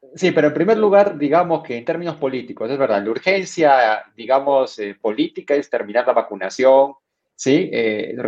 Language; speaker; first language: Spanish; native; Spanish